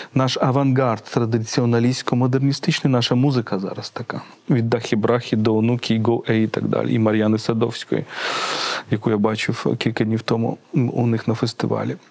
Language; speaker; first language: Ukrainian; native; Ukrainian